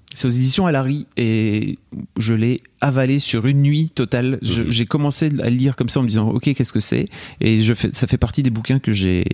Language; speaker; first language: French; native; French